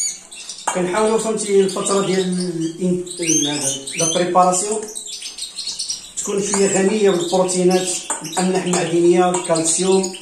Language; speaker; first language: Arabic; native; Arabic